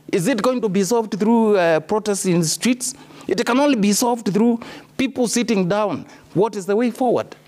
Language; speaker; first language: English; non-native, local second language; Kamba